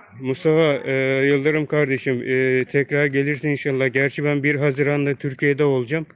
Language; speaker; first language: Turkish; native; Turkish